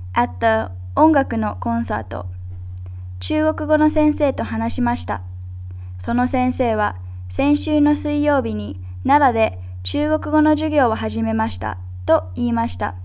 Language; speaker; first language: Japanese; non-native, learner; English